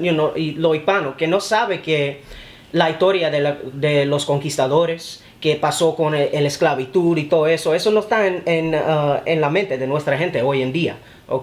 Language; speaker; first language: Spanish; early bilingual, heritage; Spanish